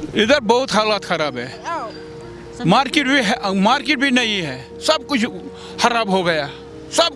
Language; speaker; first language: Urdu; non-native, local second language; Kashmiri